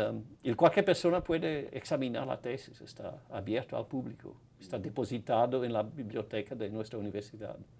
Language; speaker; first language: Spanish; non-native, fluent; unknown